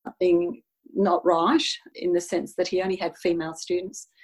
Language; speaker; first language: English; non-native, local second language; Italian